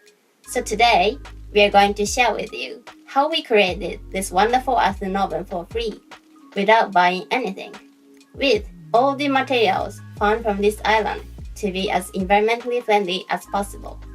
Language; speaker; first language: English; non-native, fluent; Japanese